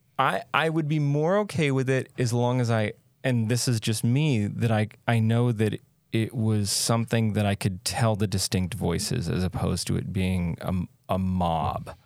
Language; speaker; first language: English; native; English